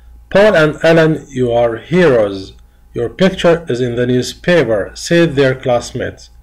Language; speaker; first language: English; non-native, fluent; Arabic